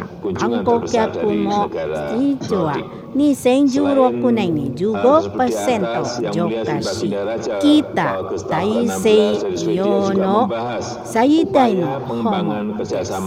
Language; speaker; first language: Japanese; non-native, fluent; Indonesian